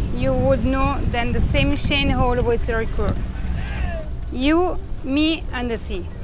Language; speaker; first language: English; non-native, learner; Italian